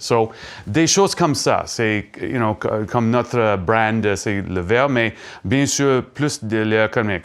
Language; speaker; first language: French; non-native, learner; English